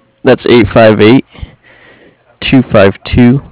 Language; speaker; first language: English; native; English